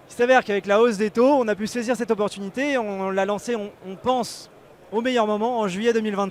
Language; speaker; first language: French; native; French